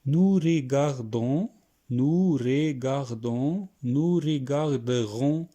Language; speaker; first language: French; non-native, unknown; Hindi